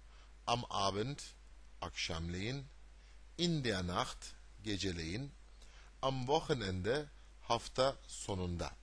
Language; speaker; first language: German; non-native, fluent; Turkish